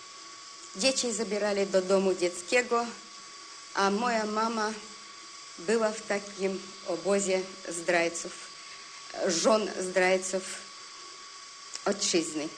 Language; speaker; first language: Polish; early bilingual, heritage; Polish